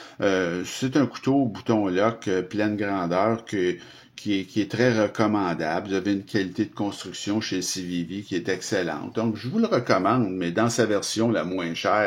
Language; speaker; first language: French; native; French